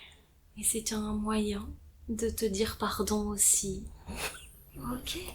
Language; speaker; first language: French; native; French